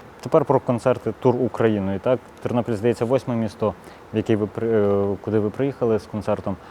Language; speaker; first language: Ukrainian; native; Ukrainian